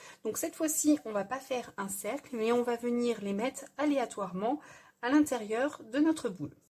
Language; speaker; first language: French; native; French